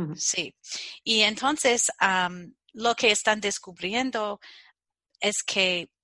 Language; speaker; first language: Spanish; non-native, fluent; English